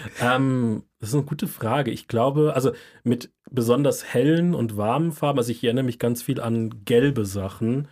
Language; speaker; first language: German; native; German